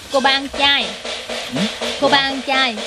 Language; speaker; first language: Vietnamese; native; Vietnamese